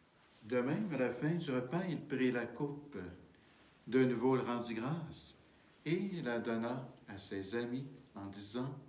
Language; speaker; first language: French; native; French